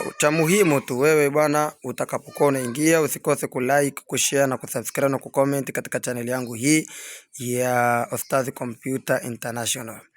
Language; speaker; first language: Swahili; native; Swahili